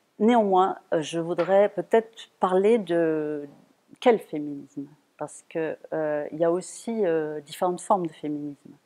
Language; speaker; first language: French; non-native, fluent; German